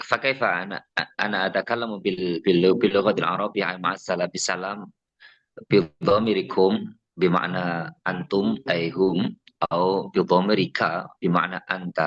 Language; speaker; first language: Arabic; non-native, learner; Indonesian